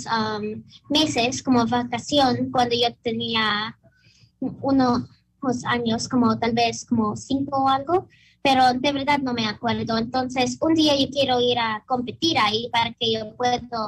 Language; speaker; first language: Spanish; early bilingual, heritage; Spanish